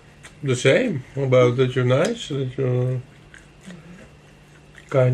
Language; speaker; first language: English; non-native, fluent; Dutch